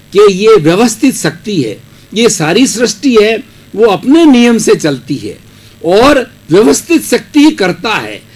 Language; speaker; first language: Hindi; native; Hindi